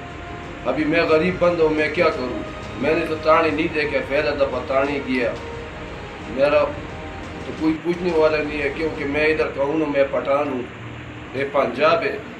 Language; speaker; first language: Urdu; non-native, local second language; Pashto